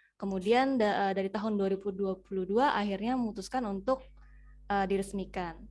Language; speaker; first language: Indonesian; native; Indonesian